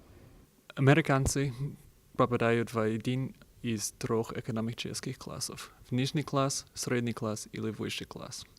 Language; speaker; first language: Russian; non-native, learner; English